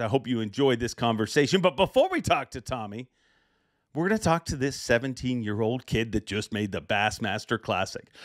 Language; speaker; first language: English; native; English